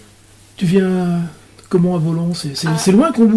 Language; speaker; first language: French; native; French